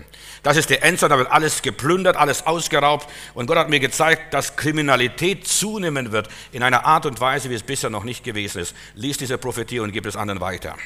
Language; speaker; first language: German; native; German